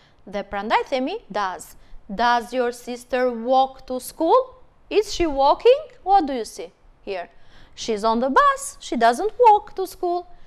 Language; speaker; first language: English; non-native, fluent; Albanian